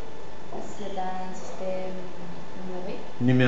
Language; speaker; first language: French; non-native, learner; Spanish